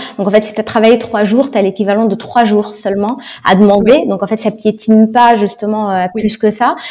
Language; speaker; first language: French; non-native, local second language; Arabic